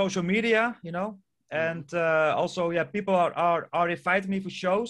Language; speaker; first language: English; non-native, fluent; Dutch